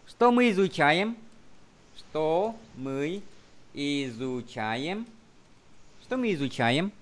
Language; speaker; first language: Russian; non-native, fluent; Vietnamese